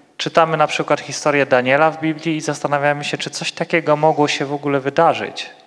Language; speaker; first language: Polish; native; Polish